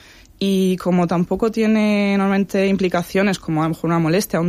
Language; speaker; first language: Spanish; native; Spanish